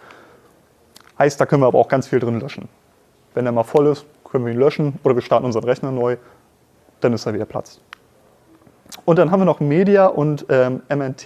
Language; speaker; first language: German; native; German